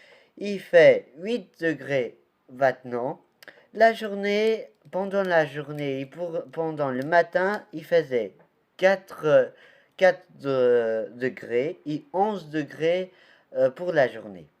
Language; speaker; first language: French; non-native, learner; Portuguese